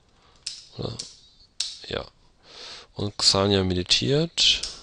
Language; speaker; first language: German; native; German